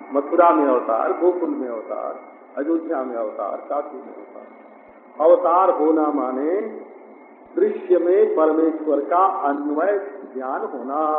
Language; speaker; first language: Hindi; native; Hindi